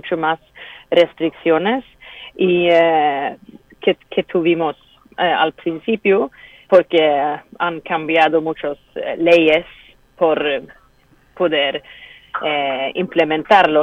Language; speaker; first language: Spanish; non-native, fluent; Swedish